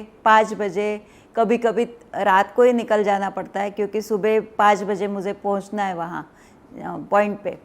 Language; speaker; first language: Hindi; non-native, local second language; Marathi